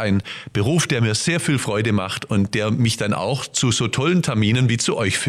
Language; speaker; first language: German; native; German